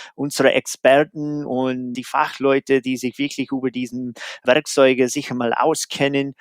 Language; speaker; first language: German; non-native, fluent; English